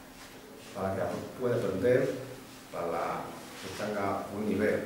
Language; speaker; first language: Spanish; non-native, fluent; Chinese